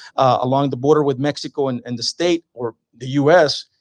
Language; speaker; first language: English; native; English